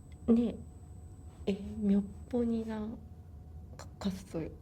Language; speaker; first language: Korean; non-native, learner; Japanese